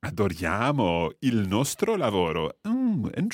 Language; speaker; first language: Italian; non-native, fluent; English